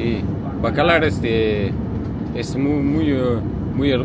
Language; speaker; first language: Spanish; non-native, learner; French